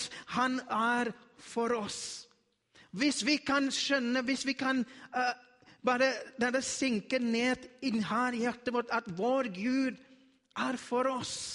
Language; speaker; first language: Norwegian; non-native, learner; Afrikaans